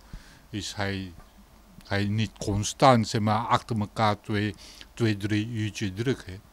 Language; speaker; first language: Dutch; non-native, learner; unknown